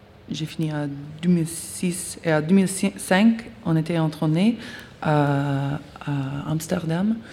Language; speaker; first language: French; non-native, learner; English